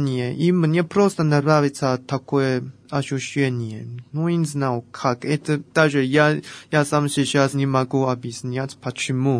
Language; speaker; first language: Russian; non-native, fluent; Chinese